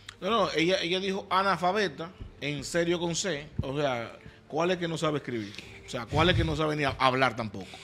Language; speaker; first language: Spanish; native; Spanish